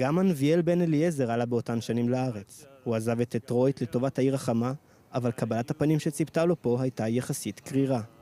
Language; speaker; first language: Hebrew; native; Hebrew